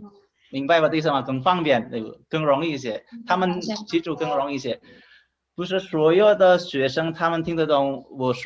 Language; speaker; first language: Chinese; non-native, fluent; Indonesian